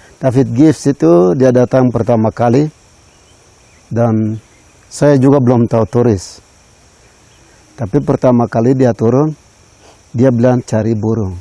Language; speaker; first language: Indonesian; non-native, local second language; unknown